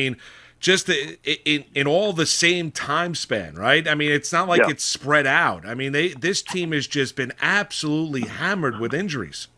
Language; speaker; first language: English; native; English